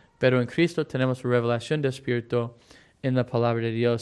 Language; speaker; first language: Spanish; non-native, fluent; English